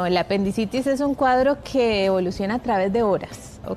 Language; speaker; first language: Spanish; native; Spanish